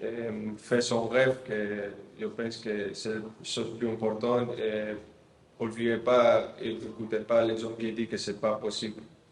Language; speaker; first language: French; non-native, fluent; Spanish